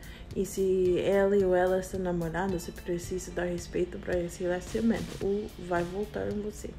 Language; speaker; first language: Portuguese; non-native, learner; English